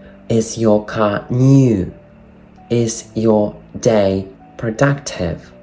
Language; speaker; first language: English; non-native, fluent; Ukrainian